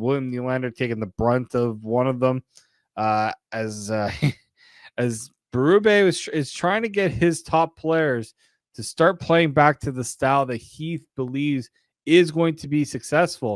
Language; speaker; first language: English; native; English